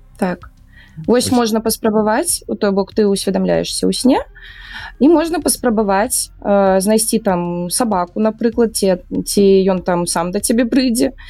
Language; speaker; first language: Belarusian; native; Belarusian